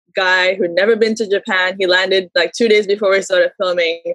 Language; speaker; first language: English; early bilingual, heritage; Japanese